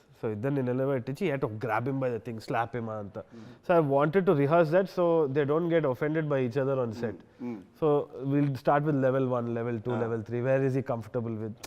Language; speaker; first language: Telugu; native; Telugu